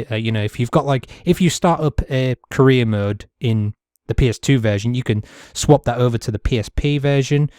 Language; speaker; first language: English; native; English